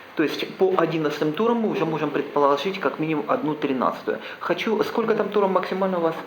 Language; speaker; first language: Russian; native; Russian